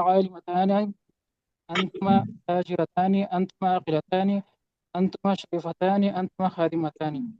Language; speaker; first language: Arabic; non-native, learner; Urdu